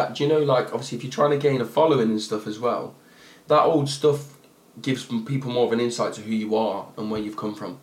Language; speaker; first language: English; native; English